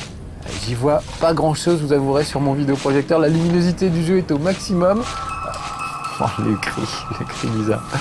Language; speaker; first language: French; native; French